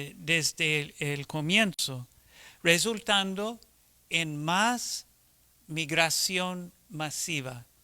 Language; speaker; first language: Spanish; non-native, fluent; English